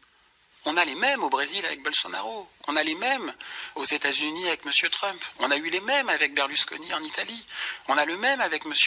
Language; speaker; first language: French; native; French